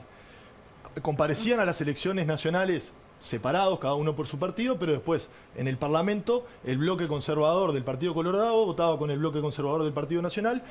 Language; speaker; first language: Spanish; native; Spanish